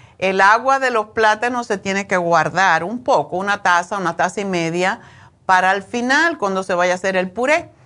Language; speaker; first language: Spanish; native; Spanish